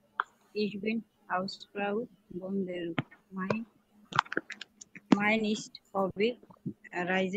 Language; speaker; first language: German; non-native, learner; Bangla